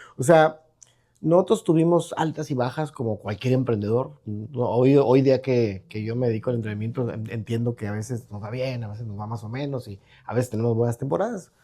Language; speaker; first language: Spanish; native; Spanish